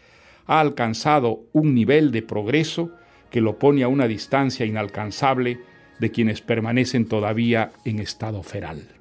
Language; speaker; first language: Spanish; native; Spanish